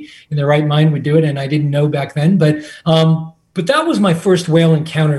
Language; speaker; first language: English; native; English